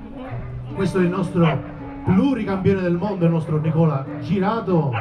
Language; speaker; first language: Italian; native; Italian